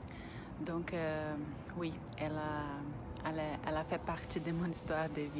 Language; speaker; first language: French; non-native, fluent; Portuguese